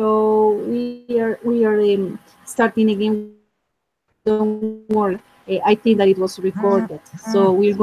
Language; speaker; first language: English; non-native, fluent; Spanish